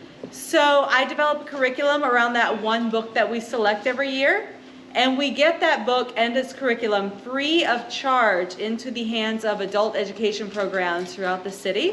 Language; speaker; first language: English; native; English